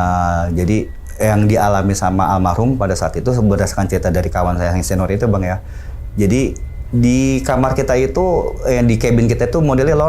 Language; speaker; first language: Indonesian; native; Indonesian